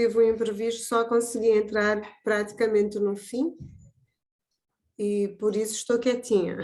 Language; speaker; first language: Portuguese; non-native, local second language; Kabuverdianu